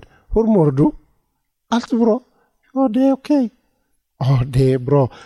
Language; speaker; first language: Swedish; non-native, learner; Tigrinya